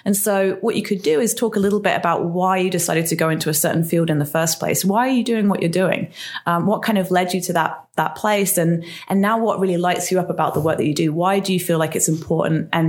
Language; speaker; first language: English; native; English